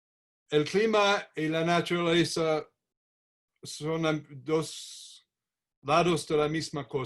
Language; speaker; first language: Spanish; non-native, learner; English